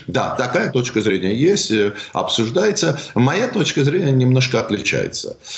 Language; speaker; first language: Russian; non-native, local second language; Armenian